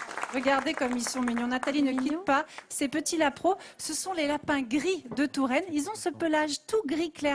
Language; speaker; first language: French; native; French